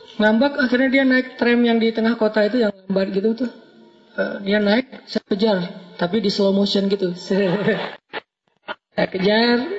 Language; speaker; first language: Indonesian; native; Indonesian